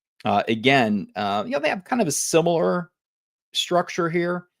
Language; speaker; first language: English; native; English